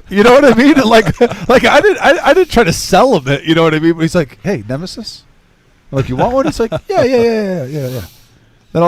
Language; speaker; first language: English; native; English